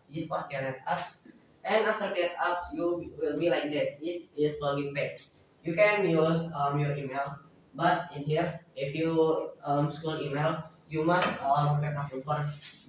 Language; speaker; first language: English; non-native, learner; Indonesian